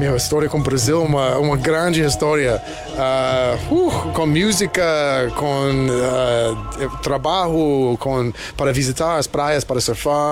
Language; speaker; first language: Portuguese; non-native, learner; English